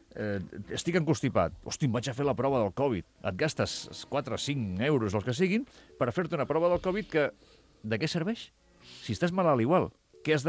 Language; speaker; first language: Catalan; native; Catalan